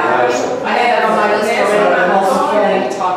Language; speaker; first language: English; native; English